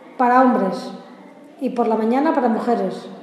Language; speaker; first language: Spanish; native; Spanish